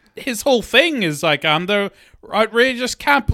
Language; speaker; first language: English; native; English